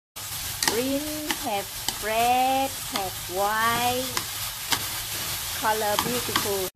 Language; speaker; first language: English; non-native, learner; Vietnamese